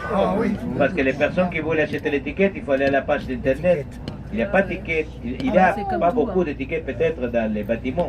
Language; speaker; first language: French; non-native, fluent; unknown